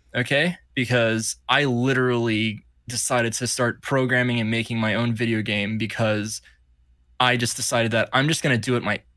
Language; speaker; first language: English; native; English